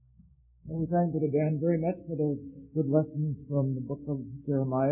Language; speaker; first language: English; native; English